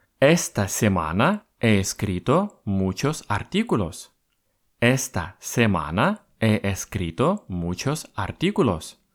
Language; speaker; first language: Spanish; non-native, fluent; Russian